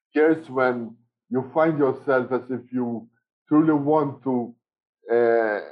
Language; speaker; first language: English; non-native, fluent; Maltese